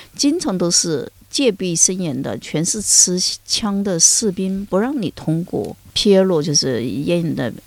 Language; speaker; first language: Chinese; native; Chinese